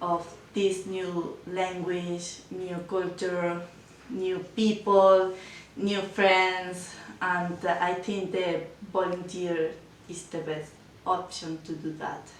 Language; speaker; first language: English; non-native, learner; Spanish